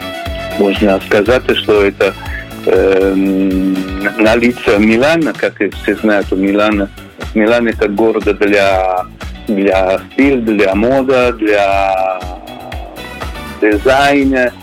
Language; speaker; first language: Russian; non-native, fluent; Italian